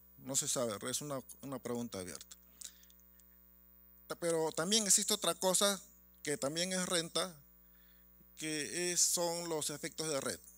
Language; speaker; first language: Spanish; native; Spanish